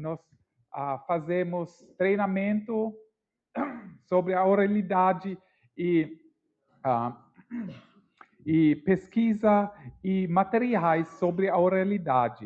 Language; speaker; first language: Portuguese; non-native, learner; English